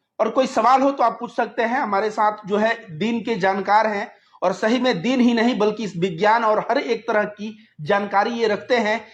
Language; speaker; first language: Hindi; native; Hindi